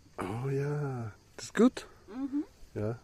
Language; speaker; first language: English; non-native, learner; Turkish